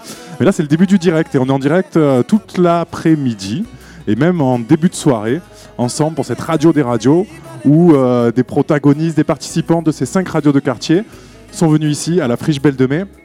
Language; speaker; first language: French; native; French